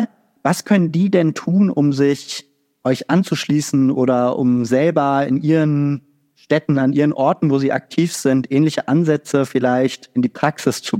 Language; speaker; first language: German; native; German